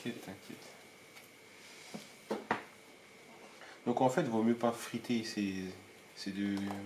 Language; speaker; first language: French; native; French